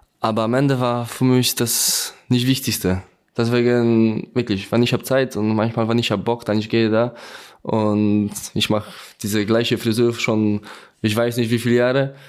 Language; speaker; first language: German; non-native, learner; Polish